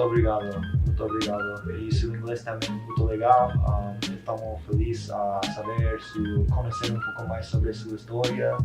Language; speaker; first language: Portuguese; non-native, learner; English